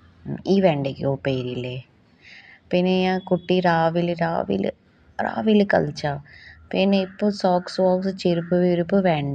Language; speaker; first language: Malayalam; non-native, learner; Hindi